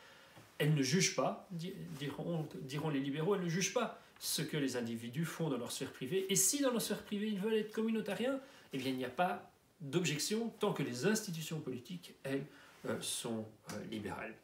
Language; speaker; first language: French; native; French